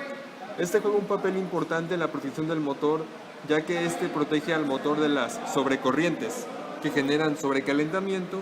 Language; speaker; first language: Spanish; native; Spanish